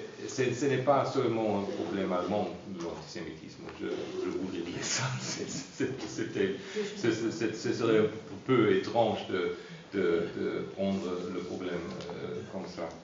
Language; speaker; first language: French; non-native, fluent; German